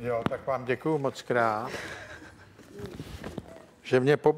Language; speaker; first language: Czech; native; Czech